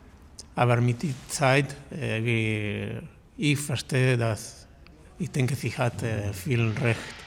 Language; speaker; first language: German; non-native, learner; Spanish